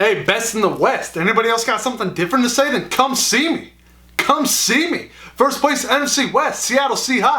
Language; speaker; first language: English; native; English